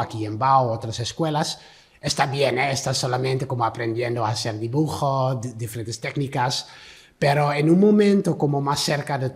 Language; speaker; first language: Spanish; non-native, learner; Dutch